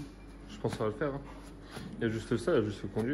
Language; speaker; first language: French; native; French